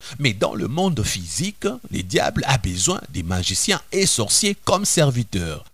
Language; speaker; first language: French; non-native, local second language; Lingala